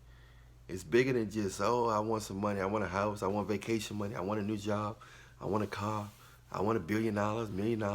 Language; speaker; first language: English; native; English